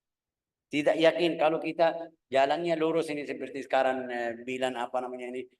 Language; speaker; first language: Indonesian; non-native, fluent; Arabic